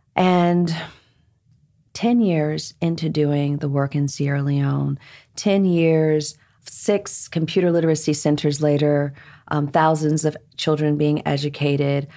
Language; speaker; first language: English; early bilingual, other home language; Krio